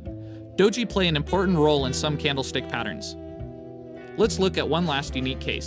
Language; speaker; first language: English; native; English